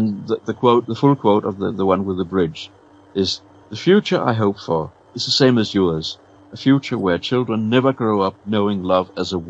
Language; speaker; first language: English; non-native, fluent; Danish